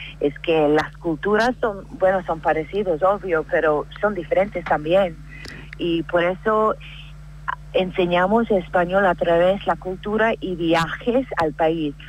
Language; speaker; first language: Spanish; non-native, fluent; English